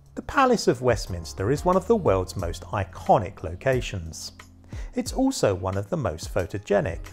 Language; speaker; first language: English; native; English